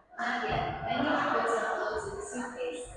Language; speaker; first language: English; non-native, learner; Indonesian